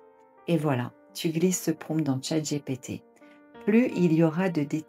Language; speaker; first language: French; native; French